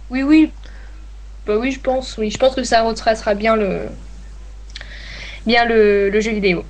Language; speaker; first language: French; native; French